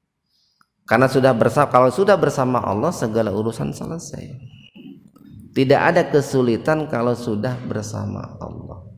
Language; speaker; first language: Indonesian; native; Indonesian